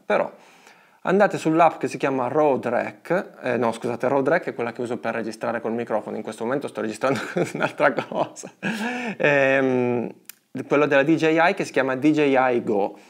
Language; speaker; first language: Italian; native; Italian